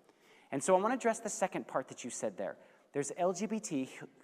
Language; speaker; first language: English; native; English